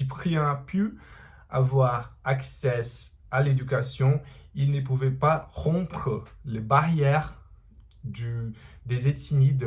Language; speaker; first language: French; non-native, learner; Portuguese